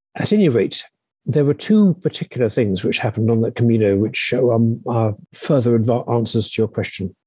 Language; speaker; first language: English; native; English